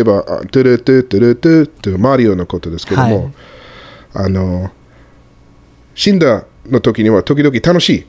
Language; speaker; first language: Japanese; non-native, fluent; English